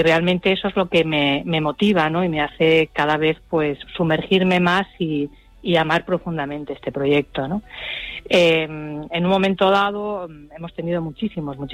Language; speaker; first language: Spanish; native; Spanish